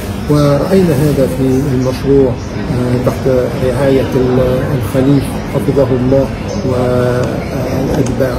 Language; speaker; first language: Arabic; non-native, fluent; French